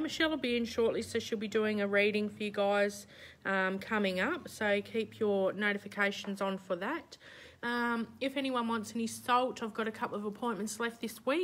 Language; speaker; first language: English; native; English